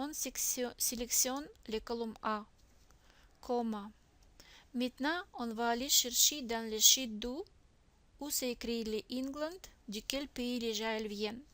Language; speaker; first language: French; non-native, learner; Russian